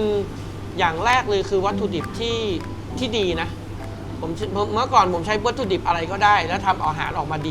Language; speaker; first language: Thai; native; Thai